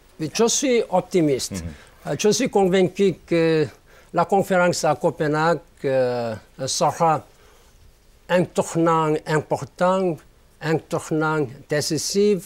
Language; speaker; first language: French; non-native, learner; Korean